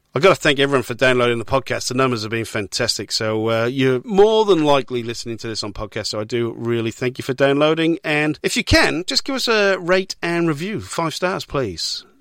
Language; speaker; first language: English; native; English